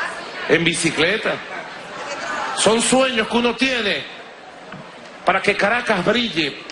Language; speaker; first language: Spanish; native; Spanish